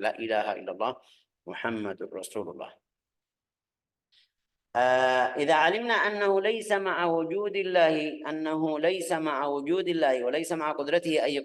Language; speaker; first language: Arabic; native; Arabic